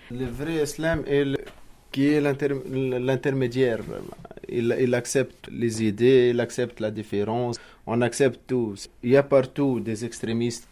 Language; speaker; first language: French; non-native, local second language; Arabic